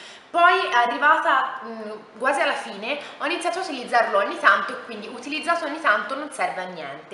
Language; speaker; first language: Italian; native; Italian